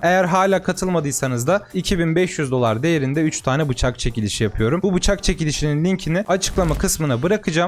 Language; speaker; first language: Turkish; native; Turkish